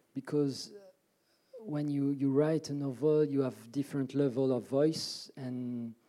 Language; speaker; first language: English; early bilingual, other home language; French